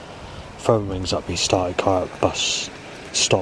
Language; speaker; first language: English; native; English